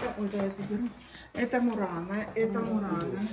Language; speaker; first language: Russian; native; Russian